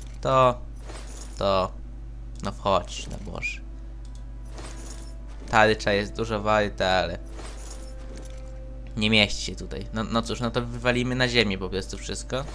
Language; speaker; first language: Polish; native; Polish